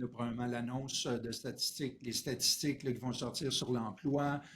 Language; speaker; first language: French; native; French